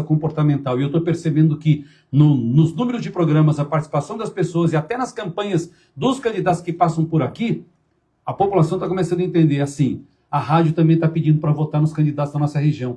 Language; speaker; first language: Portuguese; native; Portuguese